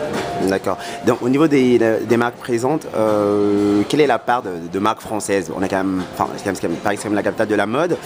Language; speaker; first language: French; native; French